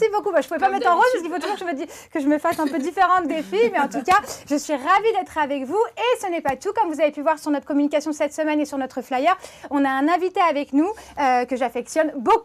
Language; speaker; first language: French; native; French